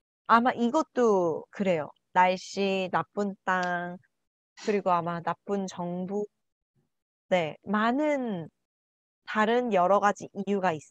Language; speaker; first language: Korean; non-native, learner; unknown